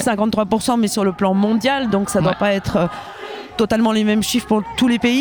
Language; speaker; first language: French; native; French